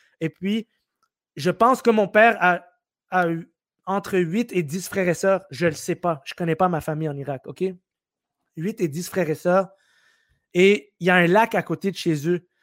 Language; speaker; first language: French; early bilingual, other home language; Arabic